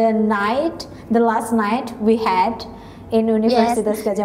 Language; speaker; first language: English; non-native, learner; Indonesian